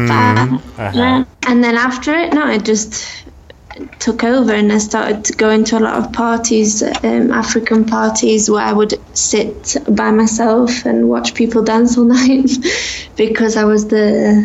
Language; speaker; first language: English; native; English